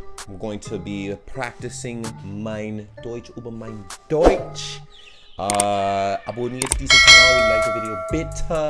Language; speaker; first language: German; non-native, learner; English